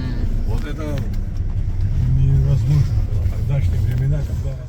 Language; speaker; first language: Russian; non-native, fluent; Georgian